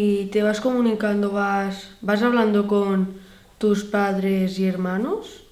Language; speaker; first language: Spanish; non-native, local second language; Catalan